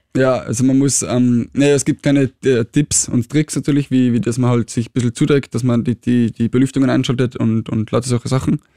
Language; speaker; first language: German; native; German